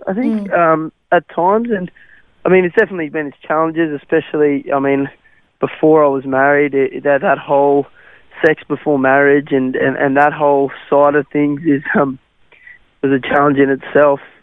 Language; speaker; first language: English; non-native, local second language; Afrikaans